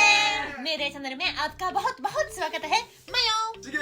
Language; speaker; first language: Hindi; non-native, fluent; Japanese